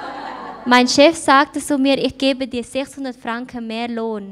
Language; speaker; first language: German; non-native, fluent; Thai